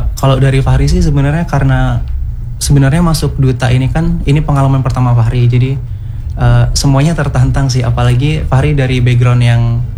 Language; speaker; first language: Indonesian; non-native, local second language; Javanese